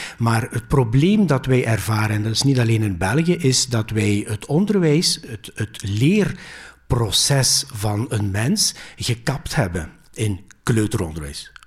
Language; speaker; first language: Dutch; early bilingual, other home language; Greek